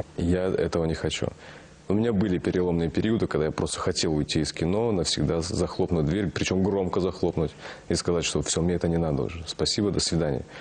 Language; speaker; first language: Russian; non-native, local second language; Kazakh